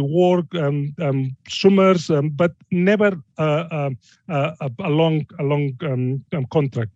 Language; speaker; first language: English; non-native, fluent; Spanish